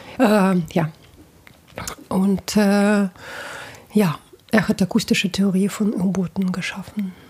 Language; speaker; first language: German; non-native, fluent; Russian